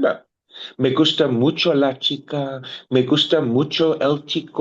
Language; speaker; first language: Spanish; non-native, learner; English